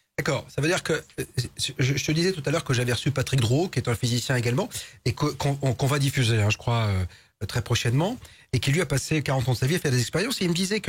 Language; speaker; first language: French; native; French